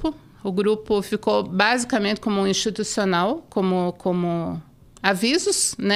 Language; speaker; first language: Portuguese; native; Portuguese